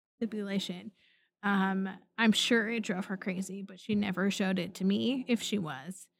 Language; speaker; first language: English; native; English